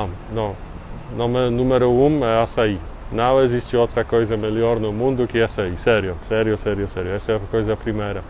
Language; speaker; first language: Portuguese; non-native, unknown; Polish